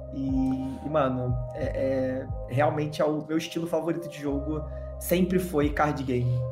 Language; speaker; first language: Portuguese; native; Portuguese